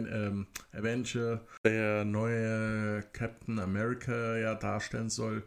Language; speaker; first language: German; native; German